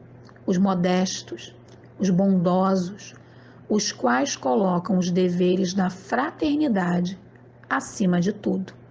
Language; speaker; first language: Portuguese; native; Portuguese